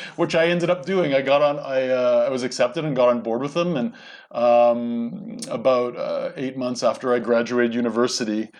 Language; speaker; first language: English; native; English